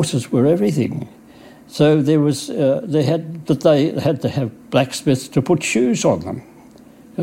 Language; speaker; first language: English; native; English